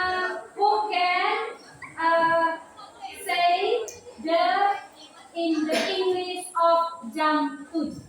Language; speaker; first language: English; non-native, learner; Indonesian